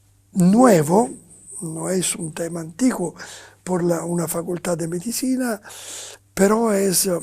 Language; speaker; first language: Spanish; non-native, fluent; Italian